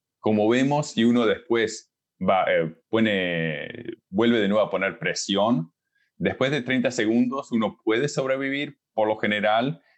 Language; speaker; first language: Spanish; early bilingual, heritage; Spanish